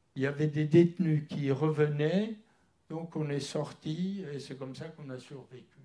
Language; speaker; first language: French; early bilingual, other home language; Polish